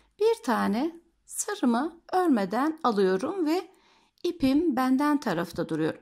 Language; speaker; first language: Turkish; native; Turkish